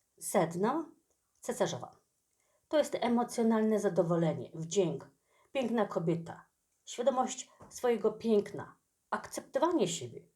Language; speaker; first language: Polish; native; Polish